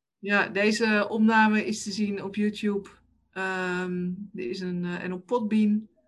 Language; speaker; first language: Dutch; native; Dutch